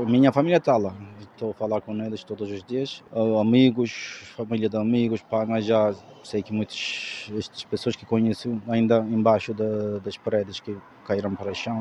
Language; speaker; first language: Portuguese; non-native, learner; Turkish